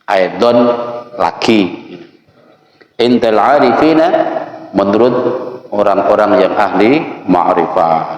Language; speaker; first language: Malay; non-native, local second language; Javanese